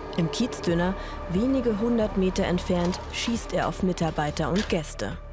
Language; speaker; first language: German; native; German